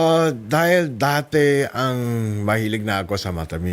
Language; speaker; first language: Filipino; non-native, learner; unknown